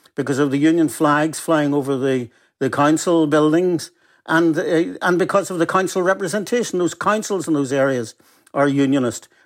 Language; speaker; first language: English; native; English